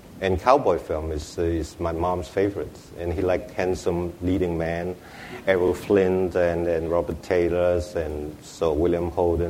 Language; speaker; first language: English; non-native, local second language; Wu Chinese